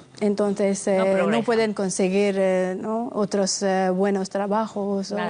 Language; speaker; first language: Spanish; non-native, fluent; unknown